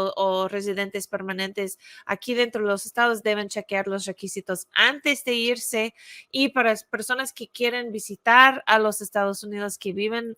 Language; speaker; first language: Spanish; non-native, fluent; English